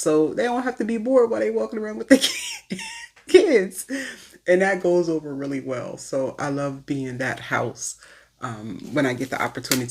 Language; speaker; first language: English; native; English